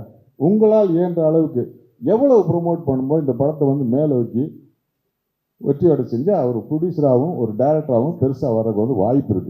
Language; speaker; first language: Tamil; native; Tamil